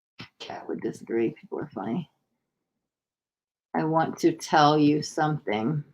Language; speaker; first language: English; native; English